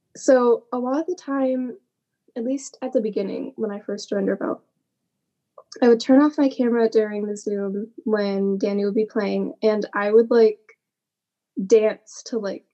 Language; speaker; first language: English; native; English